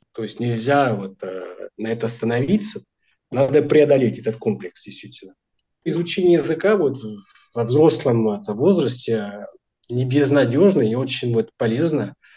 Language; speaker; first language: Russian; non-native, fluent; Portuguese